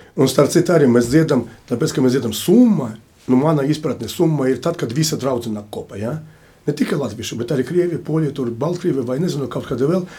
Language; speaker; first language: Latvian; non-native, local second language; Russian